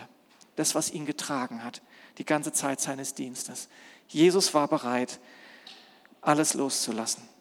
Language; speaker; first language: German; native; German